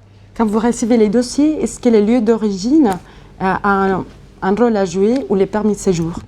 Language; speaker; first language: French; native; French